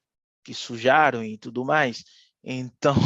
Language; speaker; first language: Portuguese; non-native, fluent; Haitian Creole